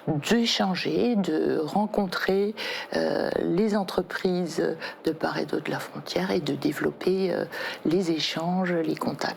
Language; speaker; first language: French; native; French